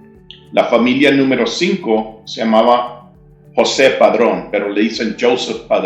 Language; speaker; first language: Spanish; early bilingual, heritage; English